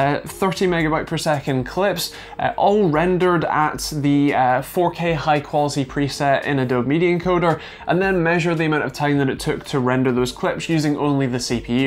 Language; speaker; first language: English; native; English